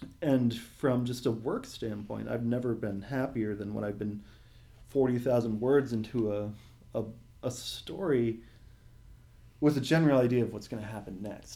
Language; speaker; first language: English; native; English